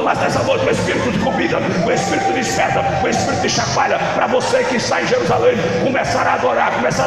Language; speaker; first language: Portuguese; native; Portuguese